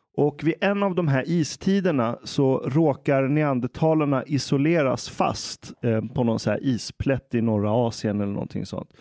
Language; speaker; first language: Swedish; early bilingual, other home language; Persian